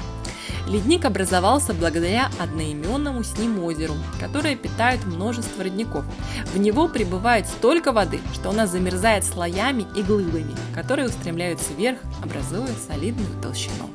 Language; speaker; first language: Russian; native; Russian